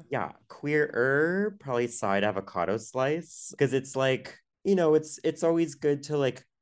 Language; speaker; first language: English; native; English